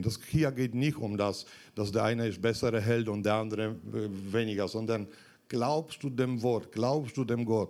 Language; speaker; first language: German; non-native, fluent; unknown